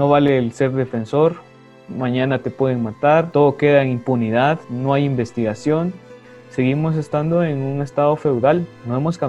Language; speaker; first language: Spanish; native; Spanish